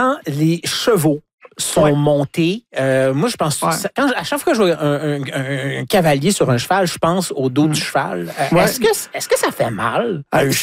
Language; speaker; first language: French; native; French